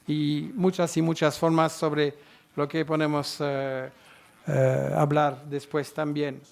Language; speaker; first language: Spanish; non-native, fluent; French